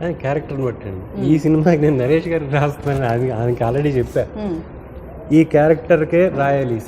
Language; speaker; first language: Telugu; native; Telugu